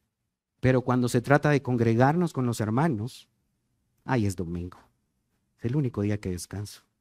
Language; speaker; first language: Spanish; native; Spanish